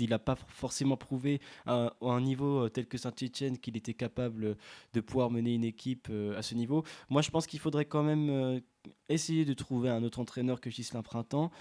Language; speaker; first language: French; native; French